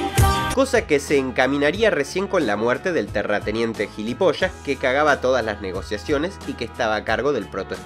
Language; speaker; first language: Spanish; native; Spanish